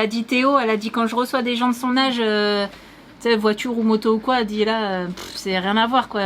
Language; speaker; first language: French; native; French